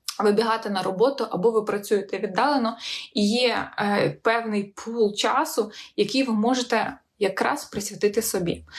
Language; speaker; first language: Ukrainian; non-native, local second language; Russian